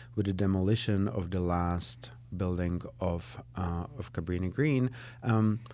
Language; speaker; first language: English; non-native, fluent; Czech